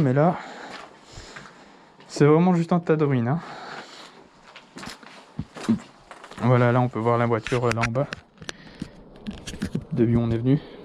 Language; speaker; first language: French; native; French